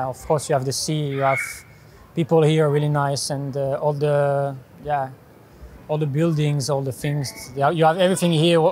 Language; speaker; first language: English; non-native, learner; French